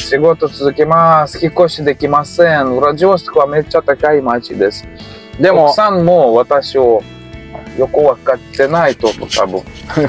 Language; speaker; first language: Japanese; non-native, learner; Russian